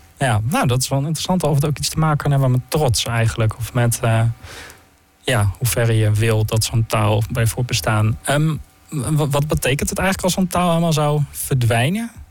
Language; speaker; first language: Dutch; native; Dutch